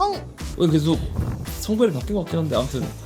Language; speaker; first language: Korean; native; Korean